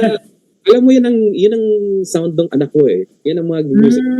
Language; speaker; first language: Filipino; native; Filipino